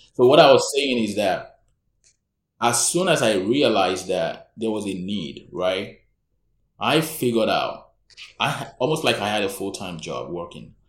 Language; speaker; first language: English; non-native, local second language; Yoruba